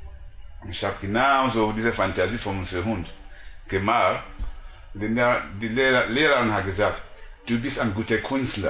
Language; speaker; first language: German; non-native, learner; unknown